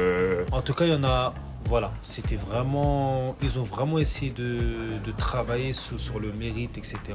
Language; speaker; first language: French; native; French